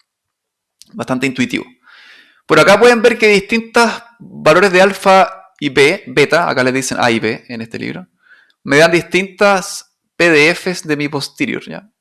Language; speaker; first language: Spanish; native; Spanish